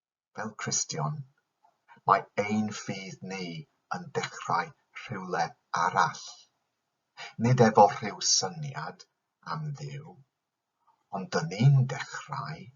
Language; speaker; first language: Welsh; non-native, fluent; English